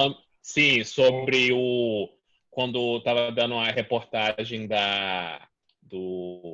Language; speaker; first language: Portuguese; early bilingual, heritage; Portuguese